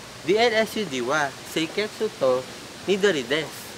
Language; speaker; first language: Japanese; non-native, learner; Filipino